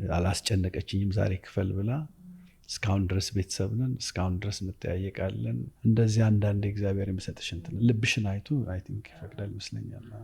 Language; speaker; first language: Amharic; native; Amharic